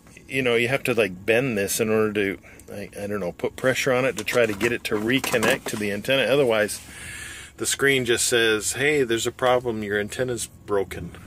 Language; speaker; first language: English; native; English